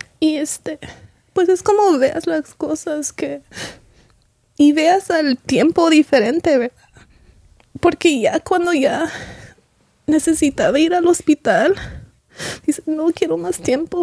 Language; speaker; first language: Spanish; early bilingual, heritage; Spanish